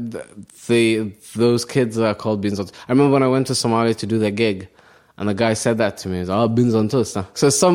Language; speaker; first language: English; early bilingual, other home language; Somali